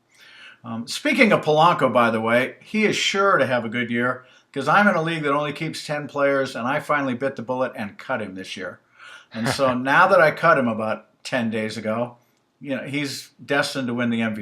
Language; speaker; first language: English; native; English